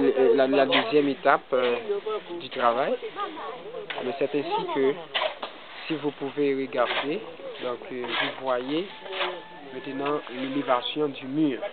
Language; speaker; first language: French; non-native, local second language; Haitian Creole